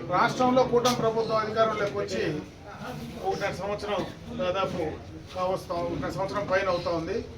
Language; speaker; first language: Telugu; native; Telugu